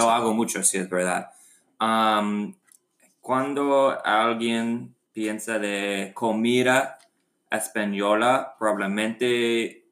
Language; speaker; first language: Spanish; non-native, learner; English